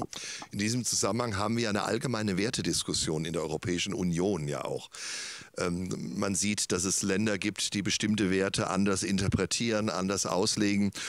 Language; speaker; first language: German; native; German